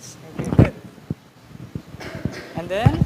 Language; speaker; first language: English; non-native, fluent; Indonesian